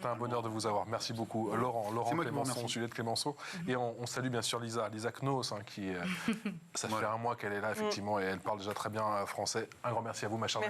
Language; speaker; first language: French; native; French